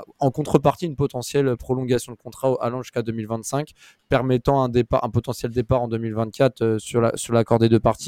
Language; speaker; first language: French; native; French